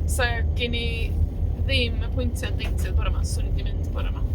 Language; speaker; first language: Welsh; non-native, learner; Spanish